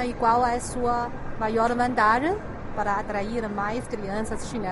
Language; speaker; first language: Portuguese; non-native, fluent; Chinese